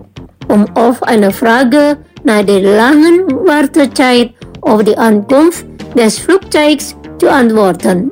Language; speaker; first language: German; non-native, learner; Indonesian